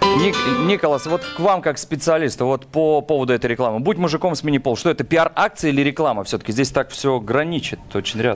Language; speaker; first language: Russian; native; Russian